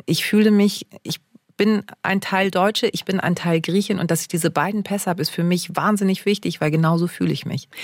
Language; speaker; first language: German; native; German